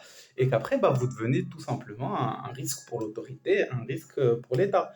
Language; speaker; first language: French; native; French